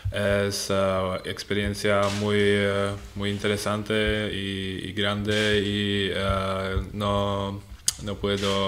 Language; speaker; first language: Spanish; non-native, learner; Czech